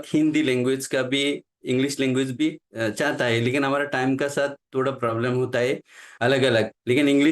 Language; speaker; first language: Hindi; non-native, local second language; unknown